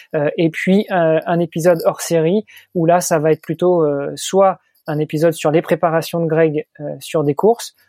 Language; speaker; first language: French; native; French